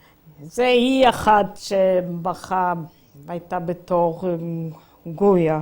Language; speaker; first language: Hebrew; non-native, fluent; Yiddish